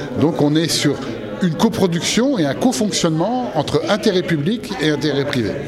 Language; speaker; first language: French; native; French